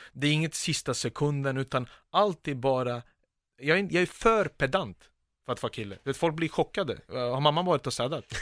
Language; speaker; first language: Swedish; early bilingual, other home language; Serbian